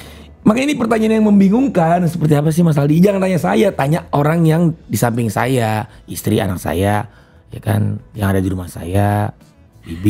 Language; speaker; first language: Indonesian; native; Indonesian